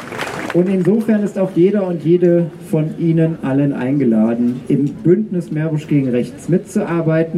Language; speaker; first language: German; native; German